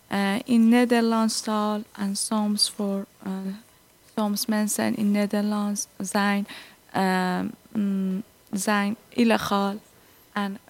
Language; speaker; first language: Dutch; non-native, learner; Persian